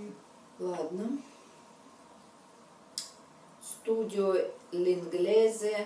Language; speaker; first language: Italian; non-native, learner; Russian